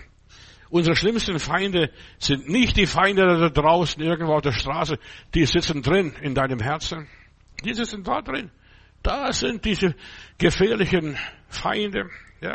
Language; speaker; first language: German; native; German